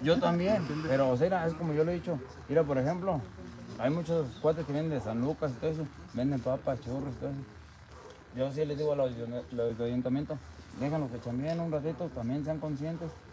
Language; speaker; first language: Spanish; native; Spanish